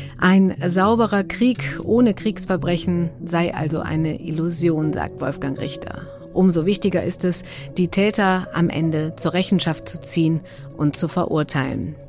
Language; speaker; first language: German; native; German